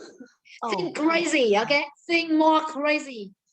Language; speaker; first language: English; non-native, learner; Vietnamese